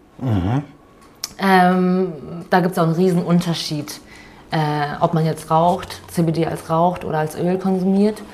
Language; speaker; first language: German; early bilingual, other home language; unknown